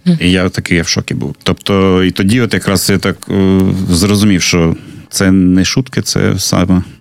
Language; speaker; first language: Ukrainian; non-native, local second language; Russian